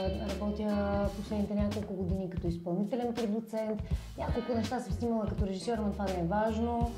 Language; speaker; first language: Bulgarian; native; Bulgarian